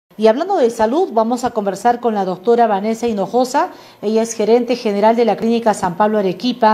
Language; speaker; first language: Spanish; native; Spanish